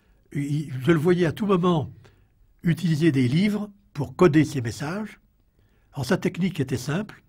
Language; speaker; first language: French; native; French